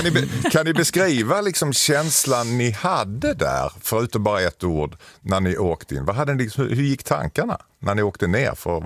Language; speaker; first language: Swedish; native; Swedish